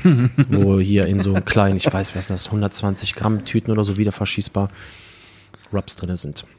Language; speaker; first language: German; native; German